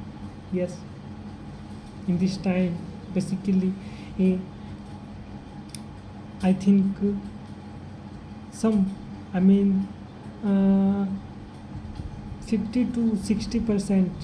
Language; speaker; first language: English; non-native, learner; Hindi